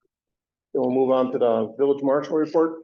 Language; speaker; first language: English; native; English